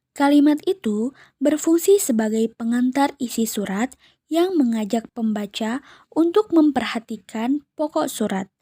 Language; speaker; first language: Indonesian; native; Indonesian